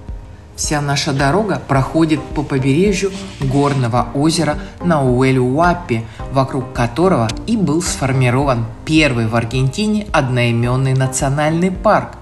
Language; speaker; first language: Russian; native; Russian